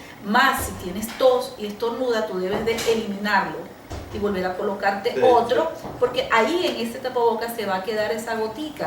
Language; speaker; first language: Spanish; native; Spanish